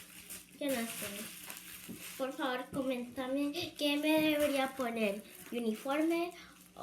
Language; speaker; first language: Spanish; early bilingual, heritage; Spanish